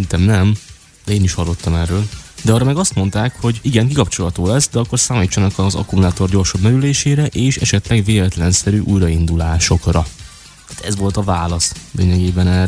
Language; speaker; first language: Hungarian; native; Hungarian